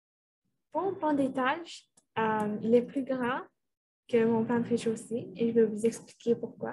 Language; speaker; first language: French; native; French